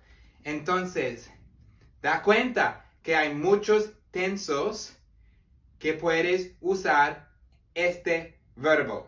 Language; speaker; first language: Spanish; non-native, learner; English